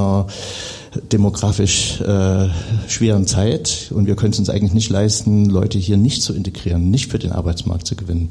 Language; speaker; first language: German; native; German